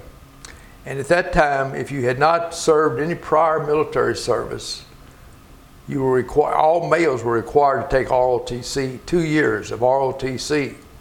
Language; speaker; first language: English; native; English